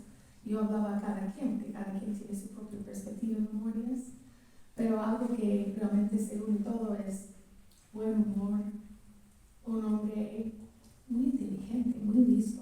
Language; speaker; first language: Spanish; early bilingual, heritage; English